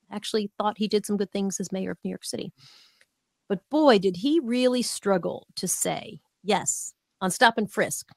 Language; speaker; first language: English; native; English